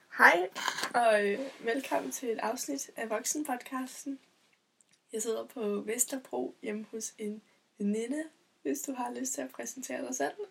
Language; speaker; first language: Danish; native; Danish